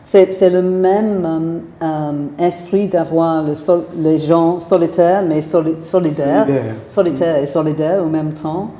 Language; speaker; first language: French; non-native, fluent; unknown